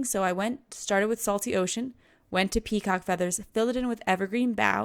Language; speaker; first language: English; native; English